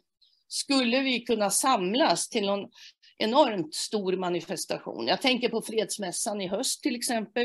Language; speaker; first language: Swedish; native; Swedish